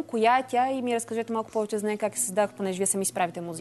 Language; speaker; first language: Bulgarian; native; Bulgarian